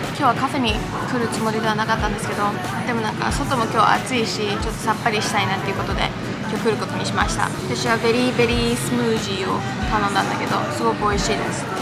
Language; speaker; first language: Japanese; early bilingual, other home language; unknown